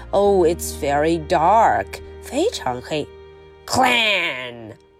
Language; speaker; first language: English; non-native, fluent; Chinese